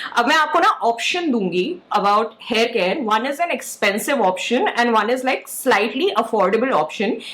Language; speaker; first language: Hindi; native; Hindi